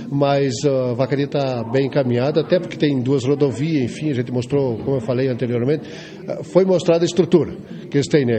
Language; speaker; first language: Portuguese; native; Portuguese